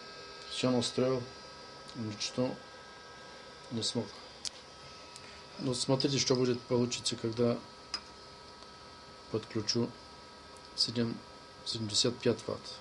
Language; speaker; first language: Russian; non-native, learner; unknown